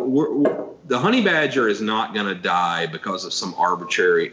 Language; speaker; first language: English; native; English